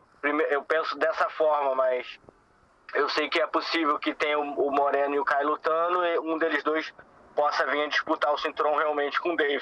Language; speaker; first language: Portuguese; native; Portuguese